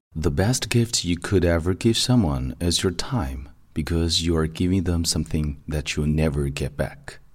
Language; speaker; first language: English; non-native, fluent; Chinese